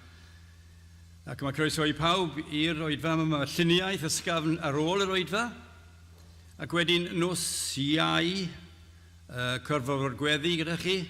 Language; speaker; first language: Welsh; native; Welsh